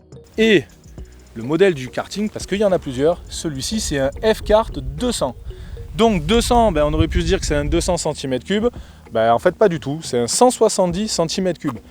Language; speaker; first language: French; native; French